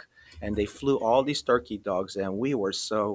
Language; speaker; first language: English; early bilingual, other home language; Romanian